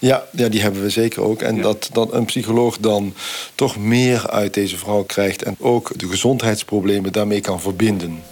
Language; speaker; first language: Dutch; native; Dutch